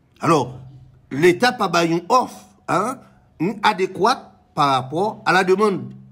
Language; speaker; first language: French; non-native, local second language; Haitian Creole